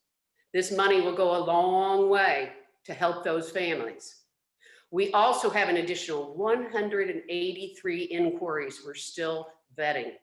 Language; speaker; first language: English; native; English